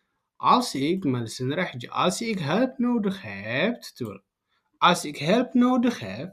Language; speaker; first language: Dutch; non-native, learner; Tigrinya